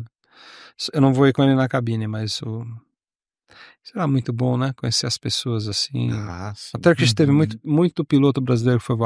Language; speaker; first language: Portuguese; native; Portuguese